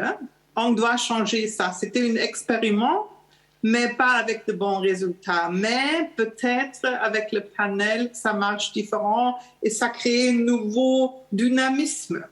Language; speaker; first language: French; non-native, learner; German